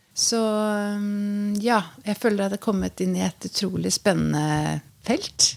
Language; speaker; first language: Norwegian; native; Norwegian